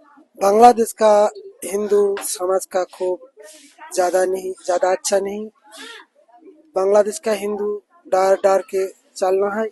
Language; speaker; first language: Hindi; non-native, learner; Bangla